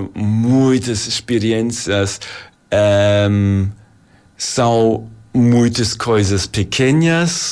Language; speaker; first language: Portuguese; non-native, learner; German